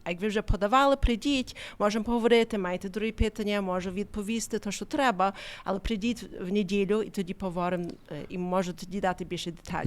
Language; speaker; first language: Ukrainian; early bilingual, heritage; Ukrainian